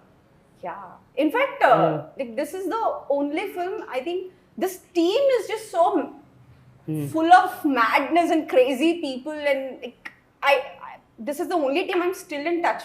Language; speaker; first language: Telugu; non-native, fluent; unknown